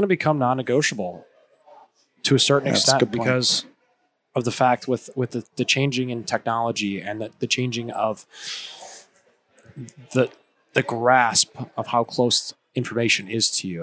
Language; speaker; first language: English; native; English